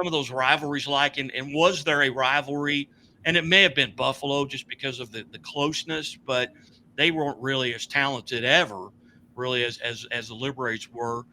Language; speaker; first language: English; native; English